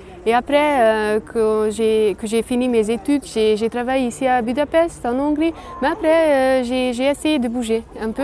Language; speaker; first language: French; non-native, fluent; Hungarian